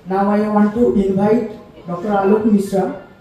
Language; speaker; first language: English; non-native, local second language; Bangla